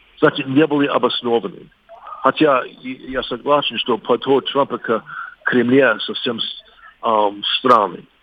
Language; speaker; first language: Russian; non-native, fluent; English